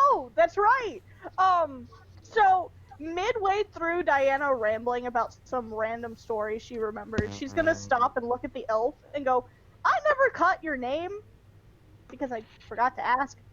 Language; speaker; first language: English; native; English